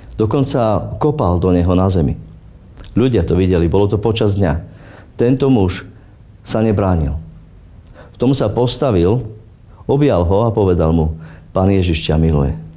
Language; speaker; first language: Slovak; non-native, local second language; Romany